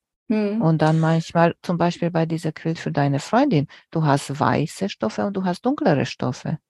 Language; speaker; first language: German; non-native, fluent; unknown